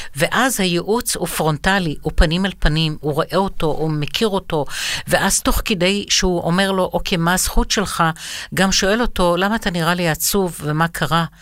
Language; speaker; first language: Hebrew; non-native, fluent; Arabic